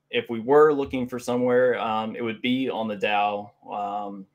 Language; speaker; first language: English; native; English